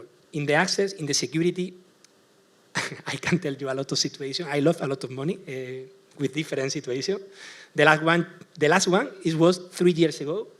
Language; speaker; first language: English; non-native, learner; Spanish